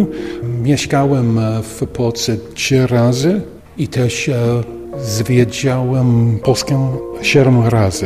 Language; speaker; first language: Polish; non-native, learner; English